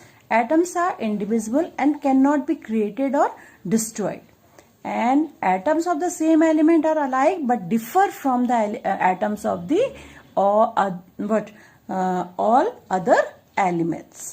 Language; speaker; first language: English; non-native, local second language; Hindi